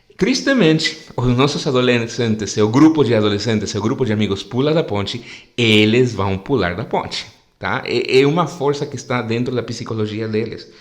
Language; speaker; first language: Portuguese; non-native, fluent; Spanish